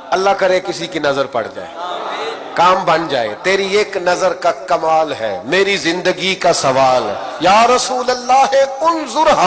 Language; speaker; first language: Urdu; non-native, local second language; Punjabi